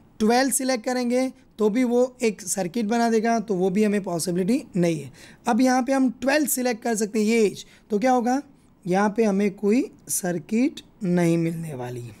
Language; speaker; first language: Hindi; non-native, local second language; Gujarati